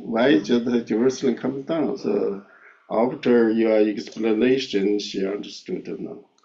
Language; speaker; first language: English; non-native, fluent; Chinese